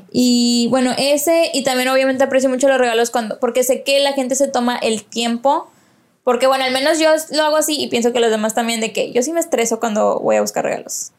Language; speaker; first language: Spanish; early bilingual, heritage; Spanish